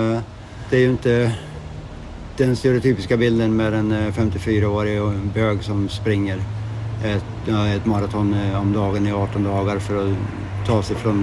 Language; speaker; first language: Swedish; native; Swedish